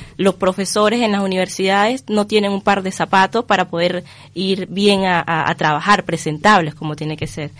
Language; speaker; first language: Spanish; native; Spanish